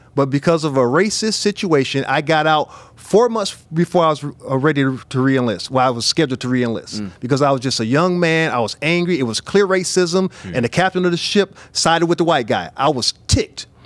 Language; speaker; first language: English; native; English